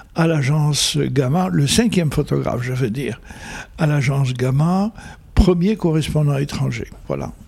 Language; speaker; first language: French; non-native, local second language; Arabic